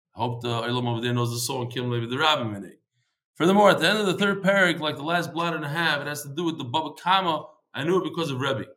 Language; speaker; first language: English; native; English